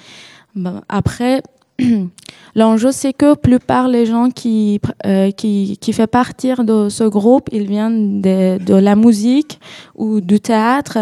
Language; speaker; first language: French; non-native, learner; Persian